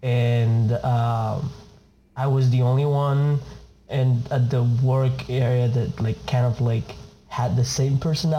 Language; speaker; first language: English; non-native, fluent; Spanish